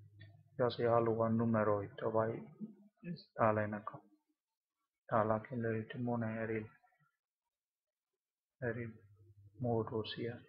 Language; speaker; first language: Finnish; non-native, learner; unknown